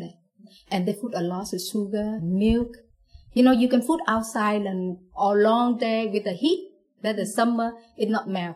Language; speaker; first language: English; non-native, learner; Vietnamese